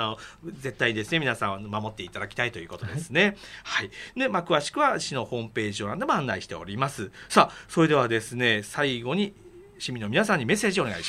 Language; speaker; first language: Japanese; native; Japanese